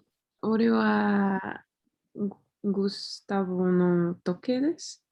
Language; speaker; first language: Japanese; non-native, learner; Spanish